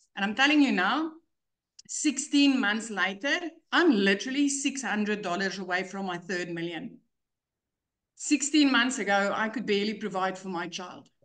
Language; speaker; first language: English; non-native, local second language; Afrikaans